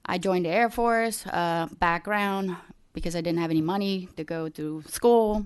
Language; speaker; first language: English; early bilingual, other home language; Khmer